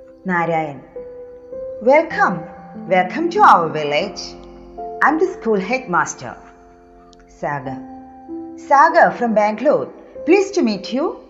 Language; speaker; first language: English; non-native, local second language; Malayalam